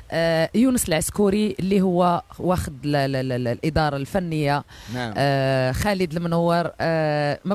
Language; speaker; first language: Arabic; native; Arabic